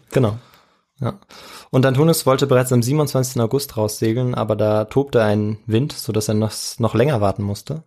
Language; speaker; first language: German; native; German